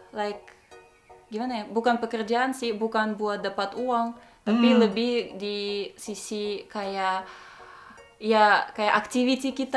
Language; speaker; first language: Indonesian; non-native, fluent; Russian